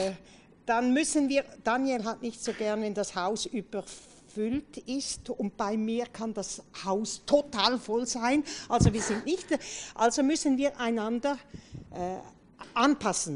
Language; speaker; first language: German; non-native, fluent; French